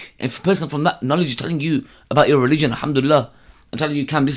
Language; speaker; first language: English; native; English